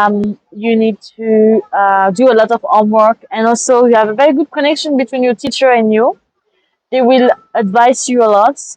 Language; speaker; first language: English; non-native, fluent; French